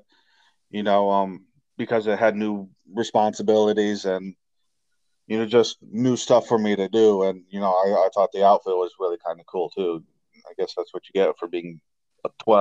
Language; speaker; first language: English; native; English